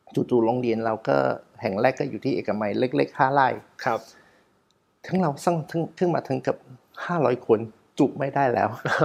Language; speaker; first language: Thai; non-native, fluent; Chinese